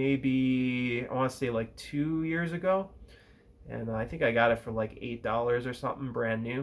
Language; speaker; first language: English; native; English